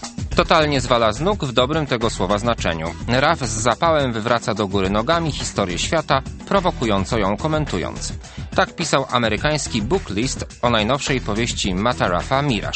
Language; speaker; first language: Polish; native; Polish